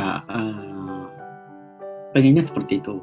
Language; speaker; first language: Indonesian; non-native, fluent; Japanese